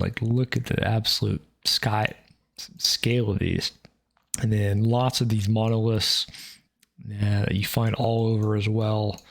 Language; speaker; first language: English; native; English